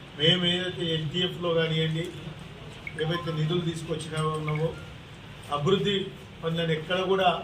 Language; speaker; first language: Telugu; native; Telugu